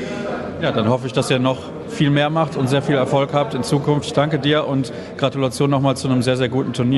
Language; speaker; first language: German; native; German